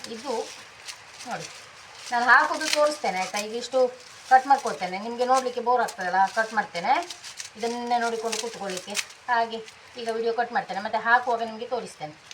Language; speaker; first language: Kannada; non-native, local second language; Tulu